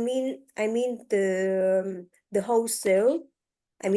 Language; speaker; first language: English; non-native, learner; French